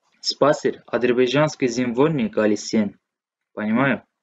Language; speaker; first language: Russian; non-native, learner; Azerbaijani